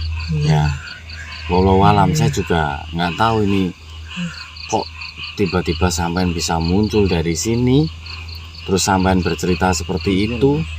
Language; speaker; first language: Indonesian; non-native, local second language; Javanese